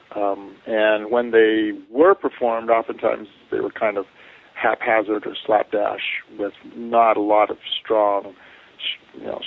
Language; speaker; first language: English; native; English